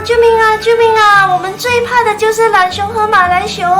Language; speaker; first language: Chinese; native; Chinese